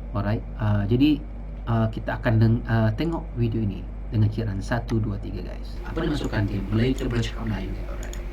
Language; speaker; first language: Malay; native; Malay